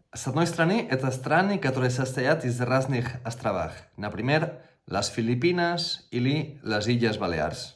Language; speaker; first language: Russian; non-native, fluent; Catalan